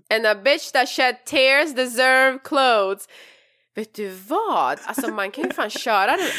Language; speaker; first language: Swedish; early bilingual, other home language; Persian